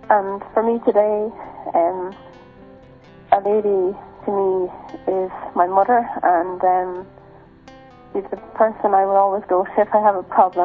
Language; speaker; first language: English; native; English